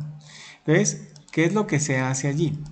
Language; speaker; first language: Spanish; native; Spanish